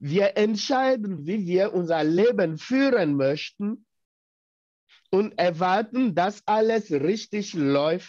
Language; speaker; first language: German; non-native, fluent; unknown